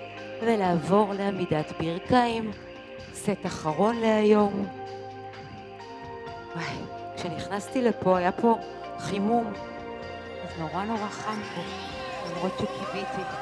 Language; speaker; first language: Hebrew; native; Hebrew